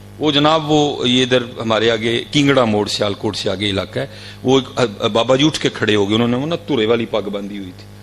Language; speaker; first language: Urdu; non-native, local second language; Punjabi